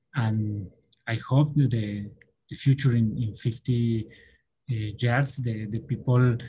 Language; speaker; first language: English; non-native, learner; Spanish